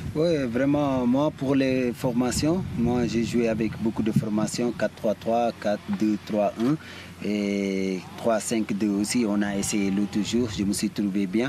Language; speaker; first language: French; early bilingual, heritage; Italian